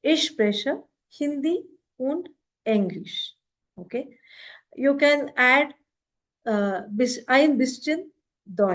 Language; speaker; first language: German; non-native, fluent; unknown